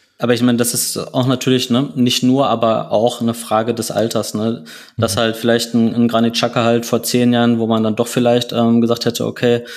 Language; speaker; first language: German; native; German